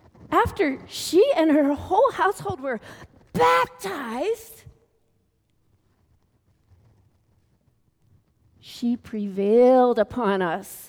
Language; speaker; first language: English; native; English